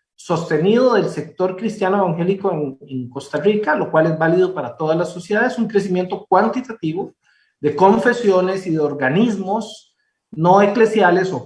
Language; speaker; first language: Spanish; native; Spanish